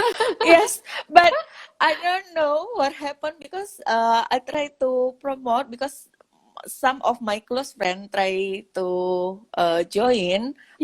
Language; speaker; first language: English; non-native, local second language; Indonesian